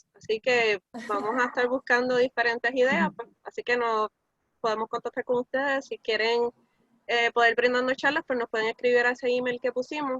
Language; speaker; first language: Spanish; native; Spanish